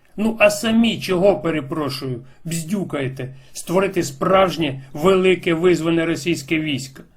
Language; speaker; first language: Ukrainian; non-native, local second language; Russian